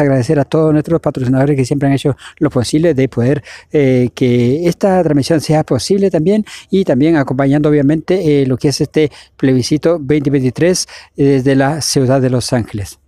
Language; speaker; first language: Spanish; native; Spanish